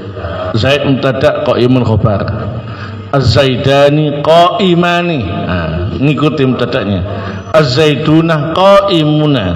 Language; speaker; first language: Arabic; non-native, fluent; Indonesian